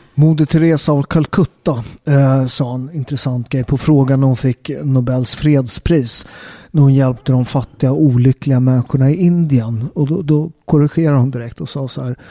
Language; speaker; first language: Swedish; early bilingual, other home language; Italian